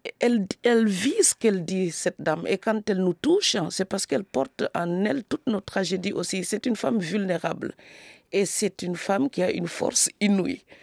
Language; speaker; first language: French; non-native, local second language; Serer